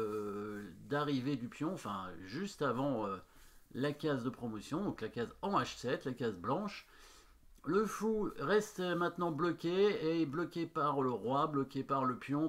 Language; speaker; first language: French; native; French